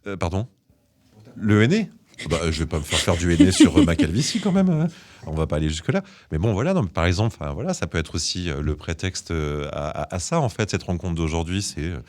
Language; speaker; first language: French; native; French